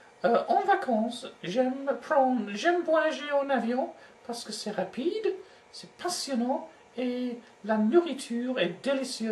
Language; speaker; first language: French; non-native, learner; English